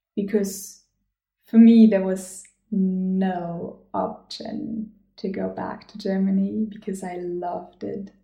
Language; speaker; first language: English; non-native, fluent; German